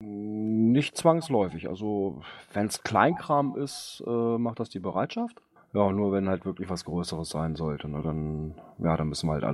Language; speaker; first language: German; native; German